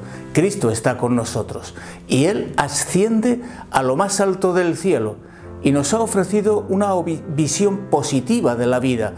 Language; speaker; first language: Spanish; native; Spanish